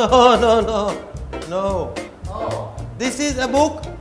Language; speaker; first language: English; non-native, fluent; Hebrew